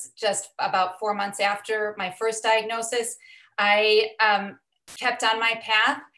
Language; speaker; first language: English; native; English